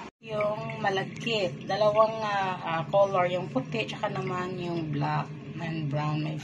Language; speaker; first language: Filipino; non-native, local second language; Cebuano